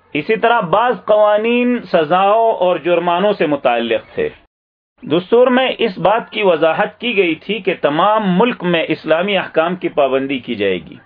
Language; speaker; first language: Urdu; native; Urdu